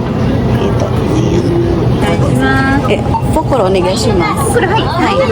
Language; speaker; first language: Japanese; non-native, fluent; Cebuano